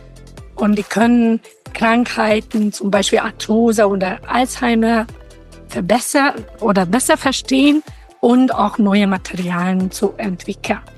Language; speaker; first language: German; non-native, fluent; Hungarian